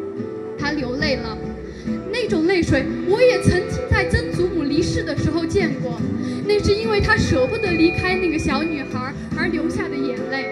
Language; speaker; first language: Chinese; native; Chinese